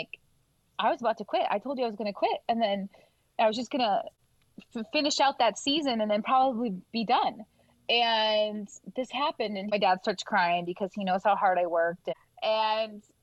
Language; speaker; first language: English; native; English